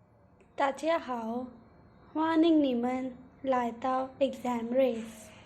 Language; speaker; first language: Chinese; non-native, fluent; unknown